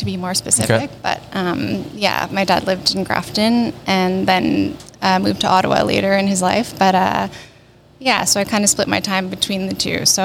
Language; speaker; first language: English; native; English